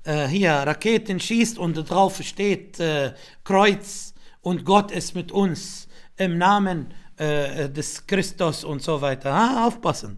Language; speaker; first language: German; non-native, fluent; Arabic